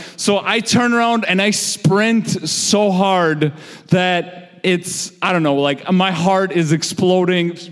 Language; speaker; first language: English; early bilingual, other home language; Georgian